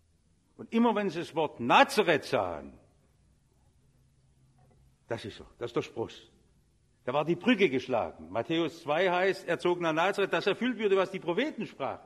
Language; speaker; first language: German; native; German